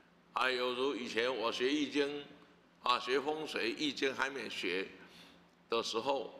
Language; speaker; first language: Chinese; native; Chinese